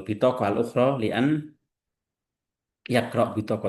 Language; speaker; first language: Arabic; non-native, fluent; Indonesian